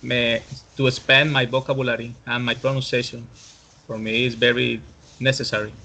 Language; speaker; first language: English; non-native, learner; Spanish